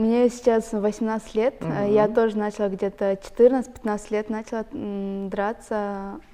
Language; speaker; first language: Russian; non-native, local second language; Kyrgyz